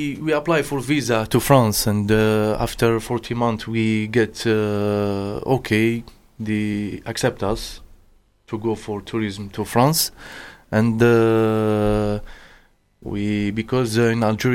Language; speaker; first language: English; non-native, learner; Arabic